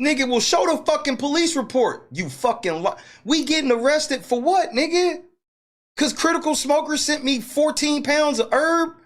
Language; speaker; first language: English; native; English